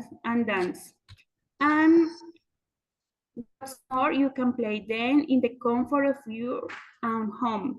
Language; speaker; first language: English; non-native, learner; Spanish